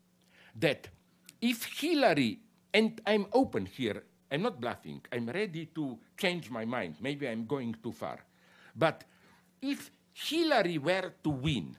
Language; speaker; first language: English; non-native, fluent; Slovenian